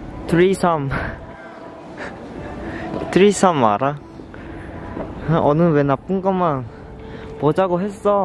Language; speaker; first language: Korean; non-native, learner; Vietnamese